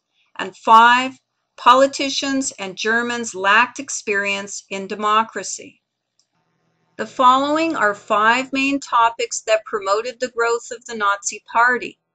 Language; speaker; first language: English; native; English